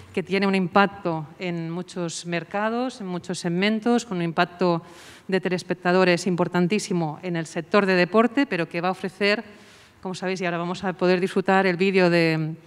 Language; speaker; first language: Spanish; non-native, local second language; Catalan